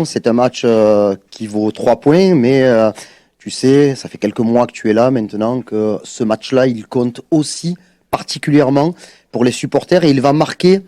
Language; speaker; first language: French; native; French